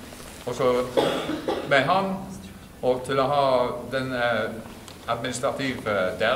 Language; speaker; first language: Norwegian; non-native, fluent; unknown